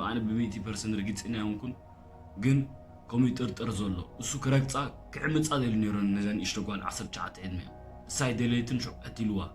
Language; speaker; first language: Tigrinya; early bilingual, heritage; Tigrinya